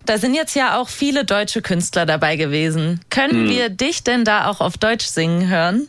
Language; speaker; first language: German; native; German